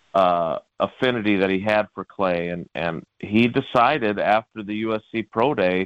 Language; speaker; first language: English; native; English